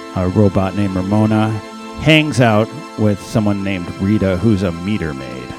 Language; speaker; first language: English; native; English